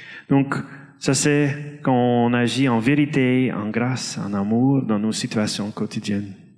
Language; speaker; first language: French; non-native, fluent; Dutch